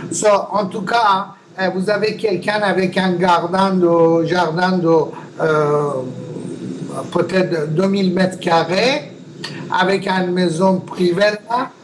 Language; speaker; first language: French; non-native, learner; Persian